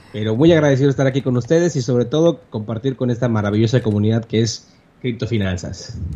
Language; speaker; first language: Spanish; native; Spanish